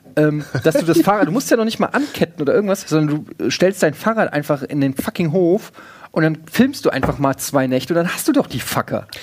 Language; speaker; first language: German; native; German